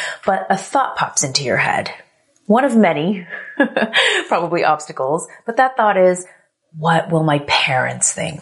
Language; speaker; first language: English; native; English